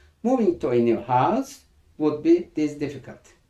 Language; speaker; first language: English; non-native, fluent; Turkish